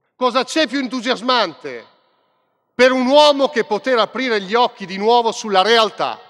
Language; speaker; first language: Italian; native; Italian